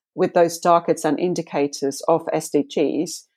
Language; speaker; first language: English; non-native, fluent; Finnish